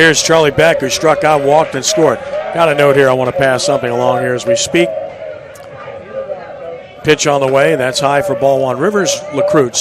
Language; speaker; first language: English; native; English